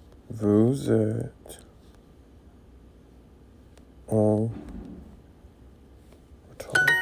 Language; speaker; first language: French; non-native, learner; English